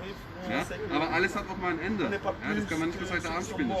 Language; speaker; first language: German; native; German